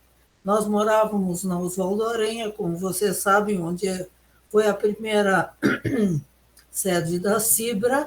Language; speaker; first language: Portuguese; early bilingual, other home language; German